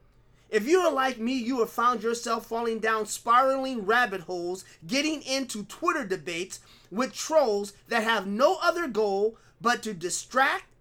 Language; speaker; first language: English; native; English